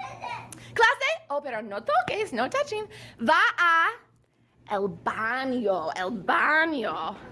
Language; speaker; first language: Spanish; non-native, fluent; English